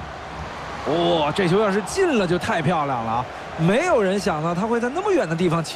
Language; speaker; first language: Chinese; native; Chinese